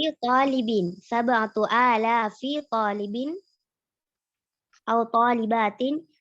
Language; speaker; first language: Arabic; non-native, learner; Indonesian